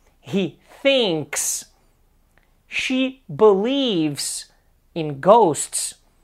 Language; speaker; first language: English; non-native, fluent; Portuguese